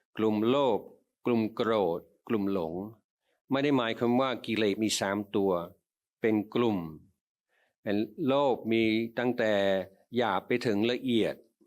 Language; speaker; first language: Thai; non-native, fluent; English